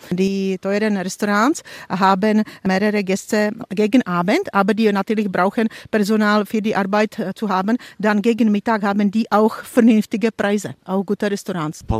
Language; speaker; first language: German; non-native, fluent; Czech